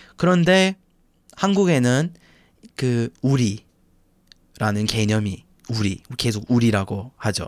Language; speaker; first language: Korean; non-native, fluent; English